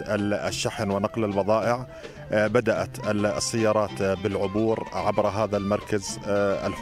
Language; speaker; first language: Arabic; native; Arabic